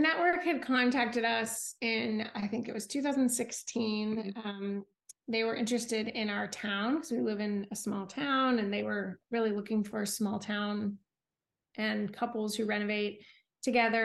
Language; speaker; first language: English; native; English